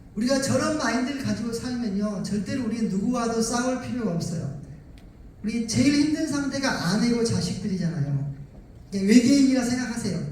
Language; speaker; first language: Korean; native; Korean